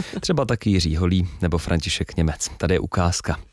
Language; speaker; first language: Czech; native; Czech